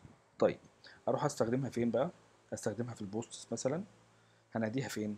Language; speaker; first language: Arabic; native; Arabic